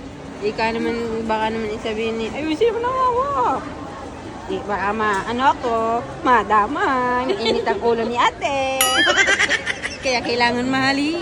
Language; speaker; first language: Filipino; native; Filipino